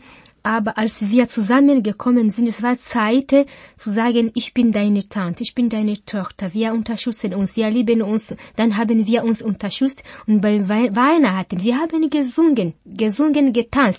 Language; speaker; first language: German; non-native, learner; Kinyarwanda